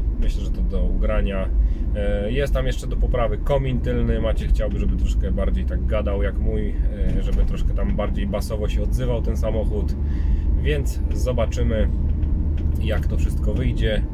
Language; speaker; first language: Polish; native; Polish